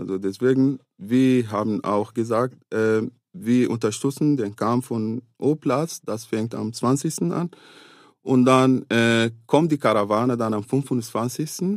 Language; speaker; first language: German; non-native, fluent; Arabic